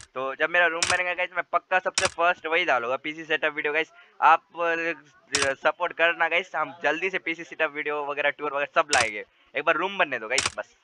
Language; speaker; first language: Hindi; non-native, local second language; Marathi